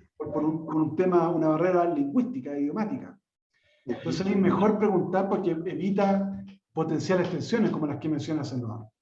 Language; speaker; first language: Spanish; native; Spanish